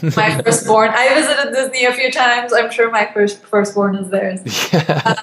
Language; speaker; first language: English; non-native, fluent; Turkish